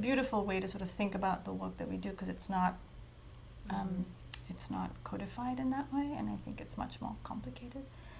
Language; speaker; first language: English; non-native, local second language; Hindi